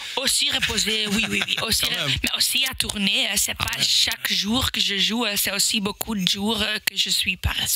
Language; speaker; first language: French; non-native, local second language; Dutch